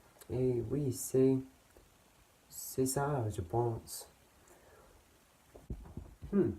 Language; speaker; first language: French; non-native, learner; English